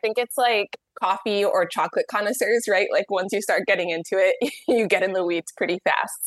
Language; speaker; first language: English; native; English